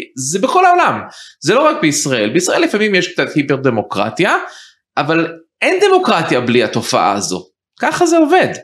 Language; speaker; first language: Hebrew; early bilingual, heritage; Hebrew